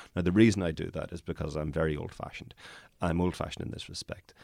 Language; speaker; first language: English; native; English